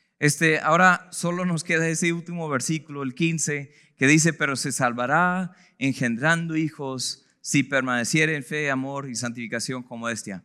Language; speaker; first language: Spanish; non-native, fluent; English